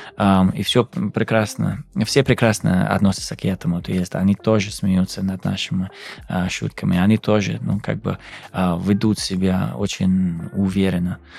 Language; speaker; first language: Russian; non-native, fluent; English